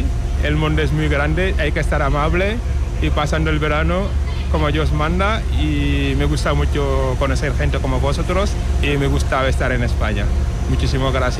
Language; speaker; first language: Spanish; non-native, fluent; Wolof